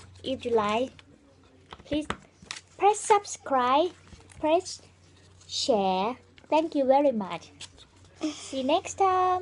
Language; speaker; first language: English; non-native, learner; Thai